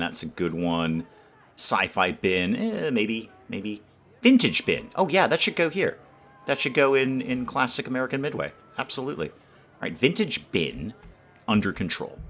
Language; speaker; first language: English; native; English